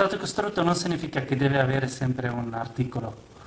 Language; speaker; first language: Italian; non-native, fluent; Arabic